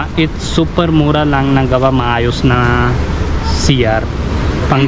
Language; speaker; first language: Filipino; non-native, learner; Hindi